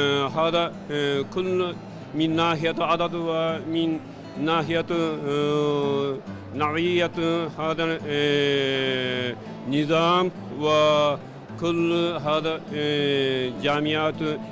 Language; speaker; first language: Arabic; non-native, learner; Japanese